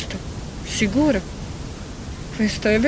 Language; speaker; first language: Italian; non-native, learner; Croatian